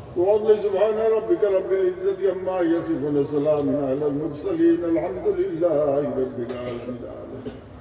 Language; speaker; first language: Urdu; non-native, local second language; Bangla